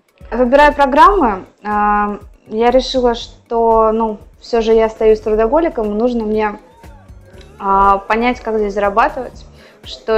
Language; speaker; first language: Russian; native; Russian